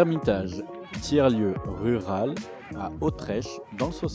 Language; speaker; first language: French; native; French